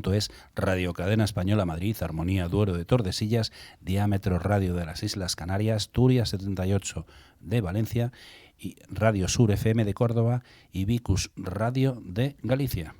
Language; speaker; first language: Spanish; native; Spanish